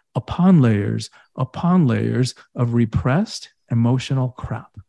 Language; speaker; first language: English; early bilingual, other home language; Spanish